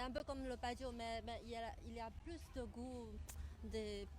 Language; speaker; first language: French; non-native, fluent; Chinese